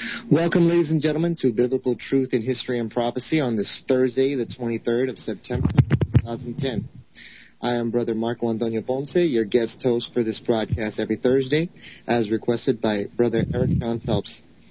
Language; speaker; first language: English; native; English